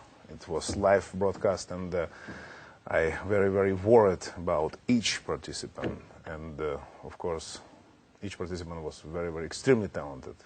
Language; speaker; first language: English; non-native, learner; Russian